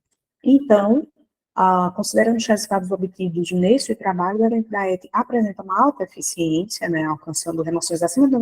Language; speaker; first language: Portuguese; native; Portuguese